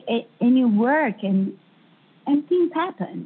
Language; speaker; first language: English; non-native, fluent; Italian